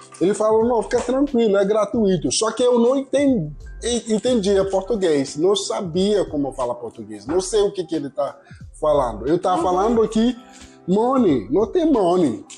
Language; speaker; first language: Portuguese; non-native, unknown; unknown